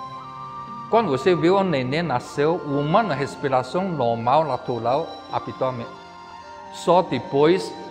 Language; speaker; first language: Portuguese; non-native, learner; Chinese